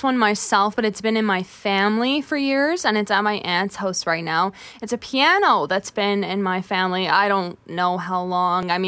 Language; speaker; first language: English; native; English